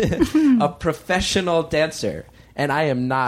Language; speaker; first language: English; native; English